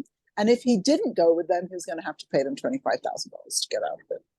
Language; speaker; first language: English; native; English